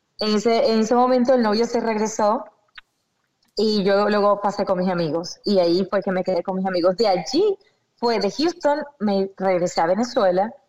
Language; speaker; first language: Spanish; native; Spanish